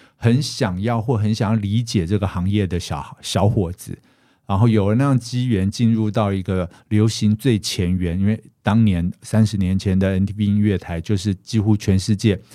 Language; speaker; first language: Chinese; native; Chinese